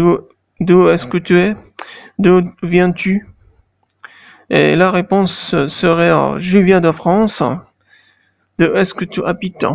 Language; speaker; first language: French; non-native, fluent; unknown